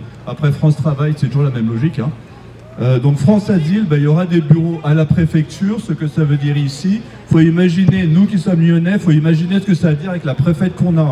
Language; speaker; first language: French; native; French